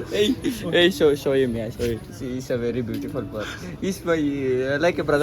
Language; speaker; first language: English; non-native, local second language; Kannada